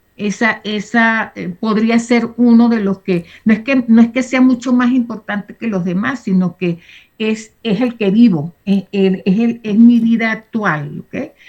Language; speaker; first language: Spanish; native; Spanish